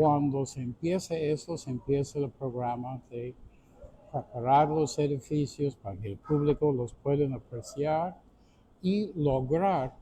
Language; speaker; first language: Spanish; non-native, fluent; English